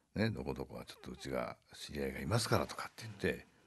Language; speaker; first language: Japanese; native; Japanese